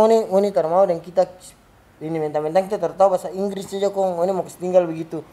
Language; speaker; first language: Indonesian; native; Indonesian